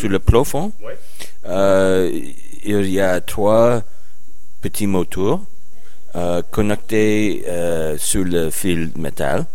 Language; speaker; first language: French; non-native, learner; English